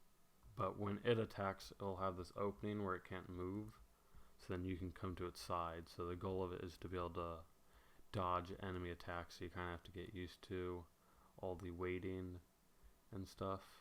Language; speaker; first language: English; native; English